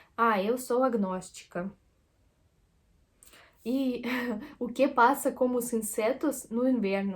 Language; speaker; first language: Portuguese; non-native, fluent; Russian